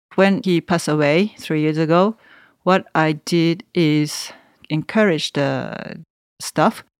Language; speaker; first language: English; non-native, learner; Japanese